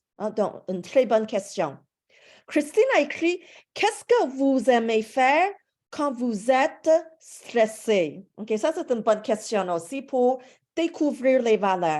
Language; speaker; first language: French; non-native, fluent; English